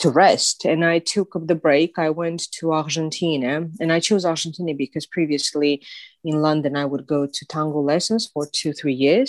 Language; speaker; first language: English; non-native, fluent; Russian